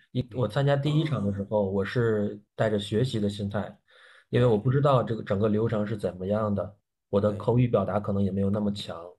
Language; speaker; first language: Chinese; native; Chinese